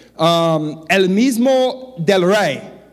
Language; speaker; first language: Spanish; non-native, learner; English